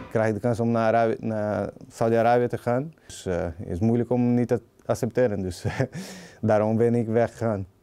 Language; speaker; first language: Dutch; non-native, learner; Portuguese